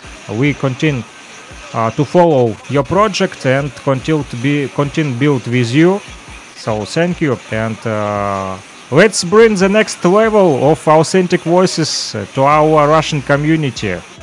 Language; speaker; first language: English; non-native, learner; Russian